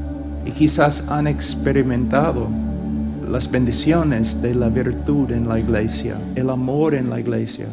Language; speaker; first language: Spanish; non-native, fluent; English